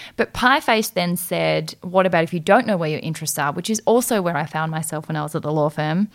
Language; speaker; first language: English; native; English